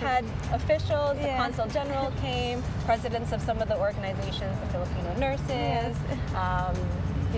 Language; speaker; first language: English; early bilingual, other home language; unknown